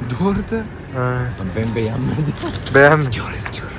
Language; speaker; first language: Turkish; non-native, learner; Italian